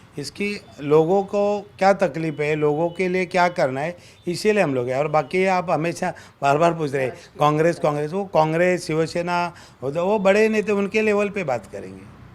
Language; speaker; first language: Hindi; non-native, local second language; Marathi